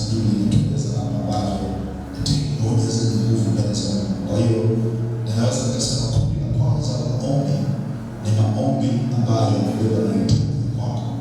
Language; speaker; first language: Swahili; non-native, local second language; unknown